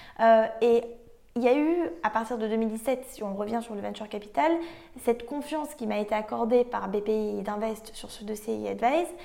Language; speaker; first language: French; native; French